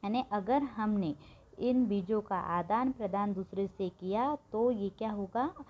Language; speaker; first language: Hindi; non-native, local second language; Marathi